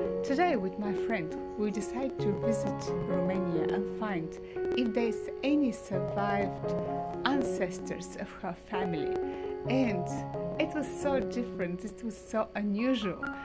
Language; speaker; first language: English; non-native, fluent; Bulgarian